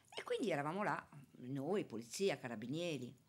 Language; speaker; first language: Italian; native; Italian